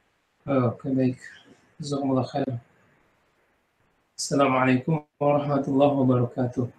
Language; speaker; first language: Indonesian; native; Indonesian